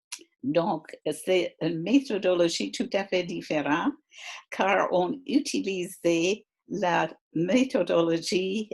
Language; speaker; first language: French; non-native, fluent; English